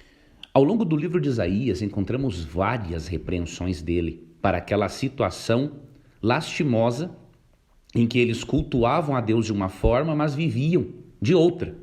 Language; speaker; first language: Portuguese; native; Portuguese